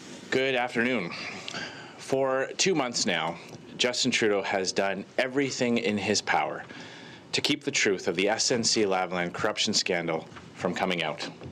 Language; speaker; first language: English; native; English